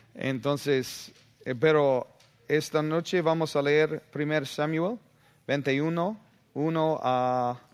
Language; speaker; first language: Spanish; non-native, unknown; English